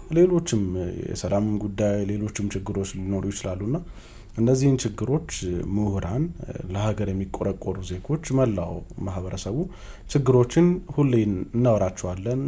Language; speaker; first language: Amharic; native; Amharic